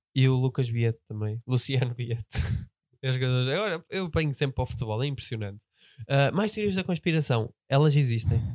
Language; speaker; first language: Portuguese; native; Portuguese